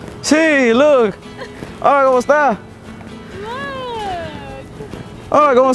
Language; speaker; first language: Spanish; non-native, learner; English